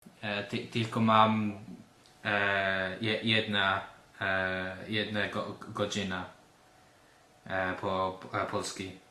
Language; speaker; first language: Polish; non-native, learner; English